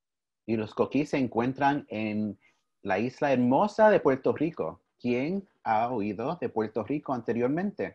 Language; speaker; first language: Spanish; early bilingual, heritage; English